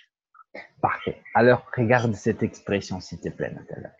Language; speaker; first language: French; non-native, fluent; Portuguese